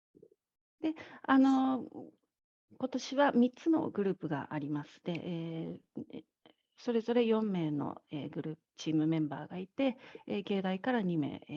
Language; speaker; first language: Japanese; native; Japanese